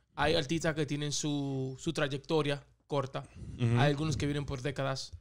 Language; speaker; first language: Spanish; early bilingual, heritage; Spanish